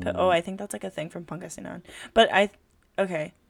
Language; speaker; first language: English; early bilingual, other home language; Filipino